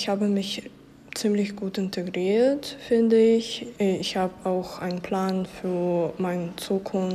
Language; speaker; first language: German; non-native, fluent; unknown